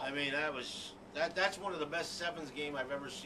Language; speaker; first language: English; native; English